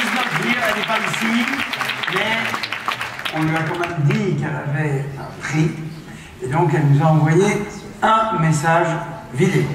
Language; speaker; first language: French; native; French